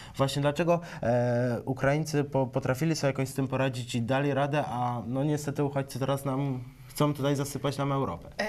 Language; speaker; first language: Polish; native; Polish